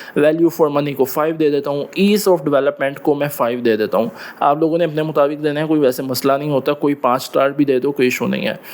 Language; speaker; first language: Urdu; non-native, local second language; Punjabi